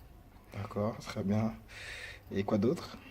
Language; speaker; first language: French; native; French